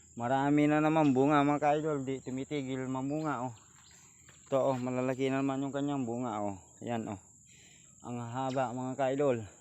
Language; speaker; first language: Filipino; non-native, local second language; Iloko